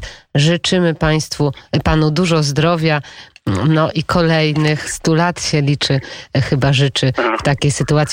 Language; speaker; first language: Polish; native; Polish